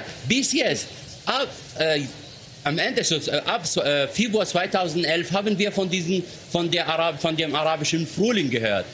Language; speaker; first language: German; non-native, fluent; Arabic